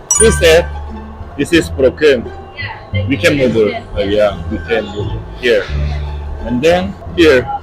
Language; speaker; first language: English; non-native, learner; Korean